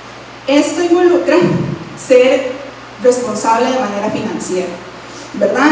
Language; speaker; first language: Spanish; native; Spanish